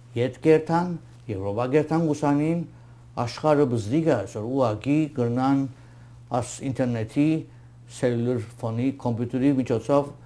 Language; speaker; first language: Armenian; early bilingual, heritage; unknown